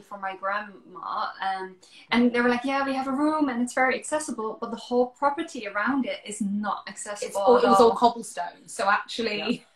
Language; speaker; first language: English; non-native, fluent; Dutch